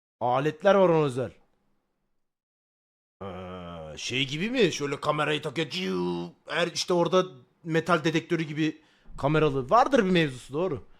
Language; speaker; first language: Turkish; native; Turkish